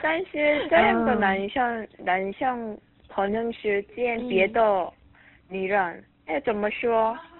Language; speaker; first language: Chinese; non-native, learner; Korean